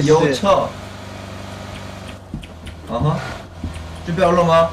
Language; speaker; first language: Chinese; non-native, learner; Korean